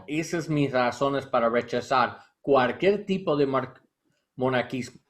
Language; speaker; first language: Spanish; non-native, learner; English